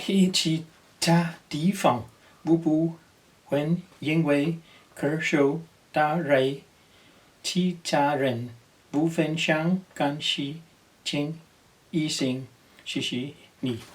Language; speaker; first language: Chinese; non-native, learner; Danish